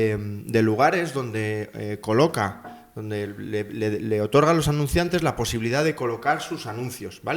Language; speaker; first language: Spanish; native; Spanish